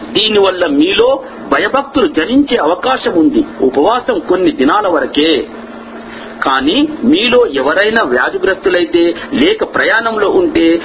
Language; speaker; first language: Telugu; native; Telugu